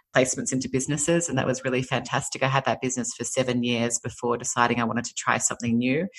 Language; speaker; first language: English; native; English